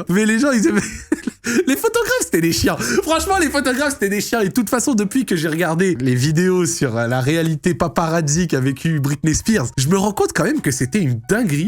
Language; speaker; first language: French; native; French